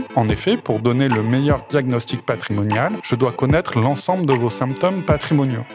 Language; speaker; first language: French; native; French